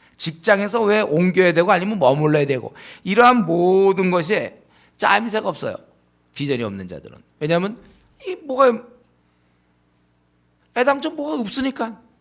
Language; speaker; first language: Korean; native; Korean